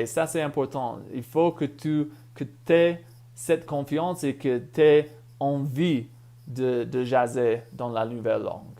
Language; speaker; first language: French; non-native, fluent; English